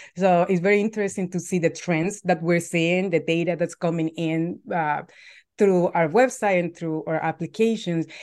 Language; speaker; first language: English; non-native, fluent; Spanish